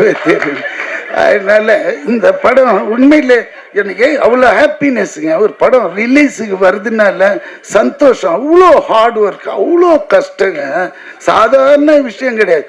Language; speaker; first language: Tamil; native; Tamil